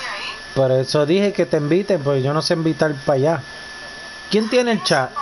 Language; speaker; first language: Spanish; native; Spanish